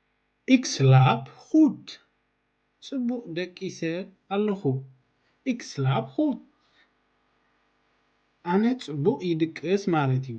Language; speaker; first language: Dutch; non-native, learner; Tigrinya